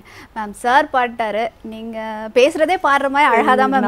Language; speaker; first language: Tamil; native; Tamil